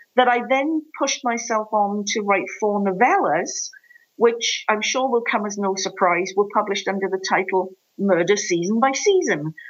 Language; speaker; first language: English; native; English